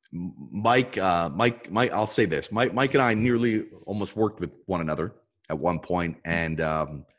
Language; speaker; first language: English; native; English